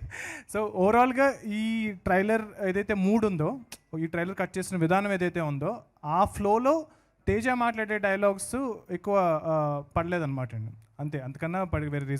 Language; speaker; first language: Telugu; native; Telugu